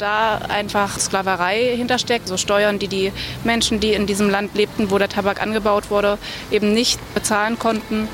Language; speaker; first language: German; native; German